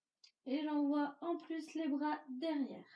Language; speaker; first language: French; native; French